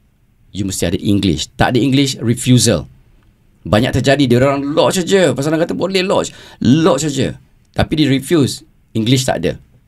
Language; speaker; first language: Malay; native; Malay